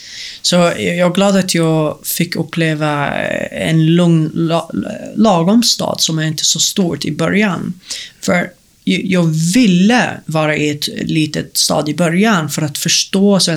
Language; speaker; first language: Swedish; non-native, fluent; Arabic